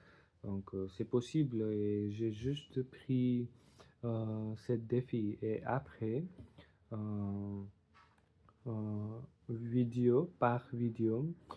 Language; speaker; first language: French; non-native, learner; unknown